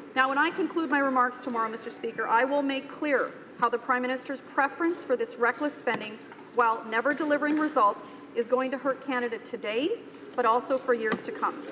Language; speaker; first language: English; native; English